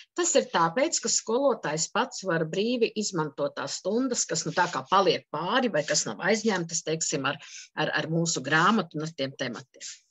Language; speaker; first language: Latvian; native; Latvian